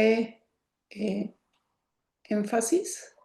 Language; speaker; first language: French; non-native, learner; Spanish